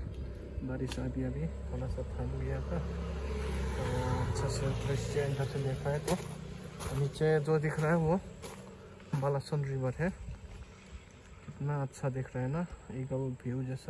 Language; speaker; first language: Hindi; non-native, local second language; Nepali